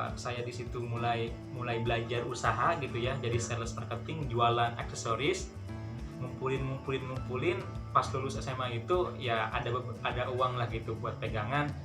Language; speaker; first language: Indonesian; non-native, local second language; Sundanese